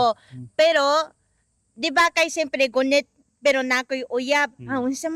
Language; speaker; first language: Cebuano; non-native, learner; Japanese